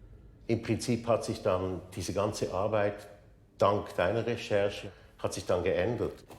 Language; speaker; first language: German; native; German